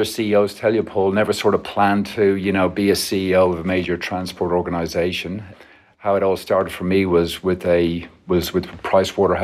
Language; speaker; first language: English; native; English